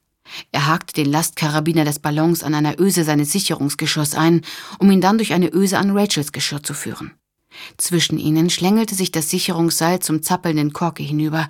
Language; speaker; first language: German; native; German